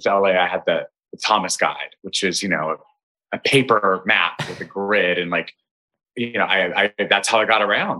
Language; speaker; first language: English; native; English